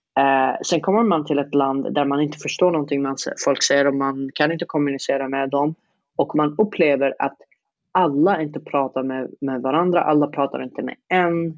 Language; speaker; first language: Swedish; non-native, fluent; Arabic